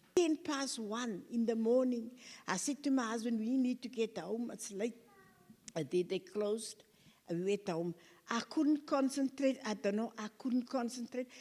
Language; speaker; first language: English; non-native, local second language; Afrikaans